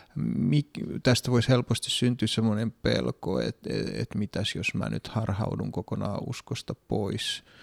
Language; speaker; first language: Finnish; non-native, fluent; Greek